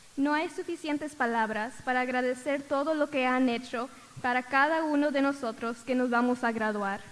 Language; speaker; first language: Spanish; early bilingual, heritage; Spanish